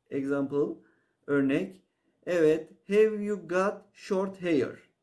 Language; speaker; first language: English; non-native, fluent; Turkish